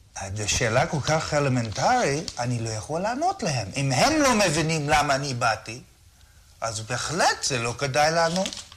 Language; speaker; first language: Hebrew; non-native, fluent; English